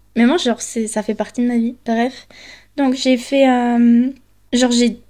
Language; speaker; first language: French; early bilingual, other home language; Spanish